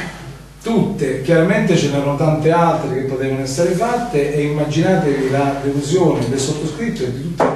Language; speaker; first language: Italian; native; Italian